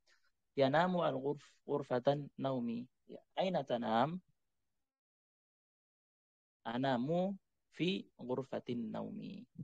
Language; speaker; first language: Arabic; non-native, fluent; Indonesian